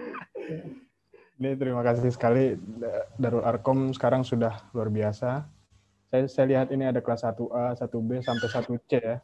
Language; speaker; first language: Indonesian; native; Indonesian